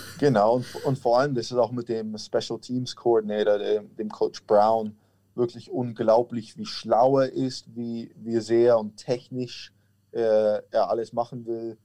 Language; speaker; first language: German; native; German